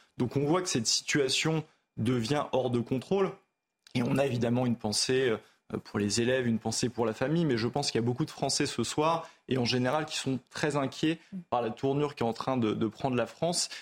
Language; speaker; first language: French; native; French